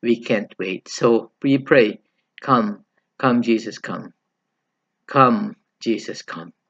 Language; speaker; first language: English; non-native, local second language; Filipino